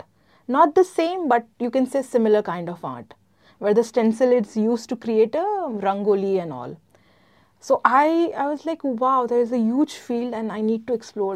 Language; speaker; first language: English; non-native, local second language; Gujarati